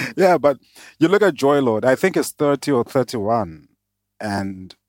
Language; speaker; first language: English; non-native, local second language; Shona